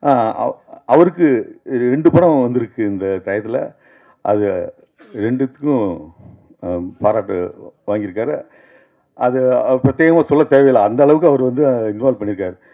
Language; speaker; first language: Tamil; native; Tamil